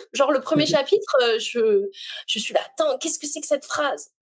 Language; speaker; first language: French; native; French